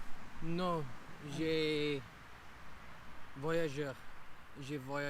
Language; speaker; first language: French; non-native, learner; English